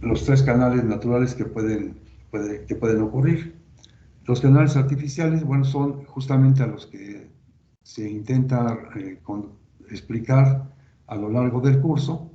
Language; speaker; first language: Spanish; native; Spanish